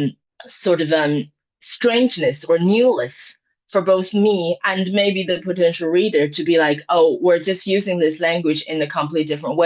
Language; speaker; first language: English; non-native, fluent; Chinese